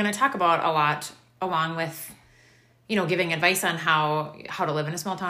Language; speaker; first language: English; native; English